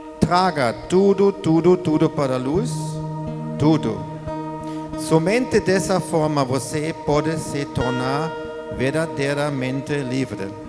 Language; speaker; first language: Portuguese; non-native, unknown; German